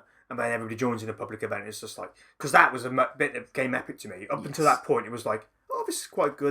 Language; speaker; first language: English; native; English